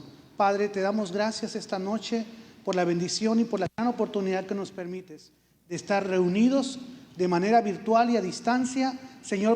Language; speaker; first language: Spanish; native; Spanish